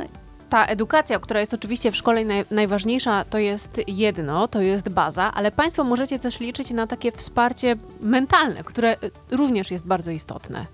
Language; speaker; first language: Polish; native; Polish